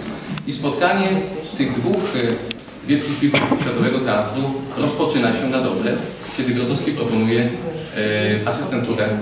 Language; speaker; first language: Polish; native; Polish